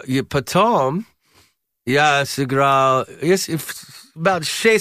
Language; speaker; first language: Russian; non-native, learner; English